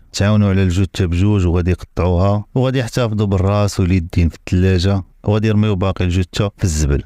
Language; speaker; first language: Arabic; native; Arabic